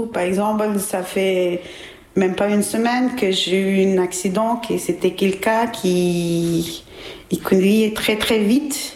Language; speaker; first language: French; non-native, learner; Albanian